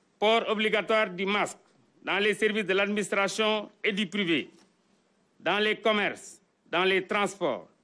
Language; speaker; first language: French; non-native, local second language; Wolof